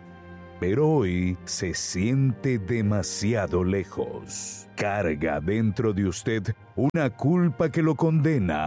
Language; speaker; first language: Spanish; native; Spanish